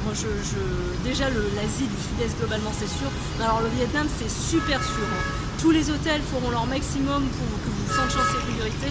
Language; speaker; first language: French; native; French